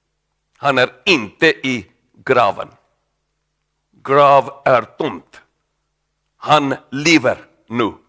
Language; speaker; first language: Swedish; non-native, learner; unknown